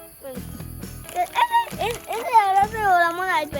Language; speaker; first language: Spanish; native; Spanish